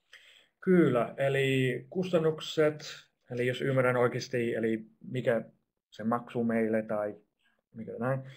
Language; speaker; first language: Finnish; non-native, fluent; English